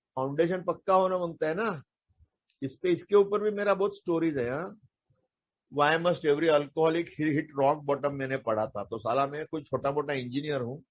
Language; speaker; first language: Hindi; non-native, local second language; Marathi